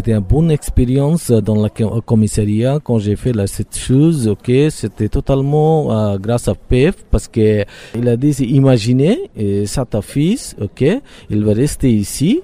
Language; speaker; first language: French; non-native, learner; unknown